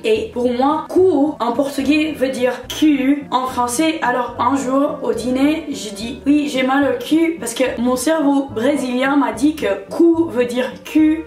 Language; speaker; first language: French; non-native, fluent; Portuguese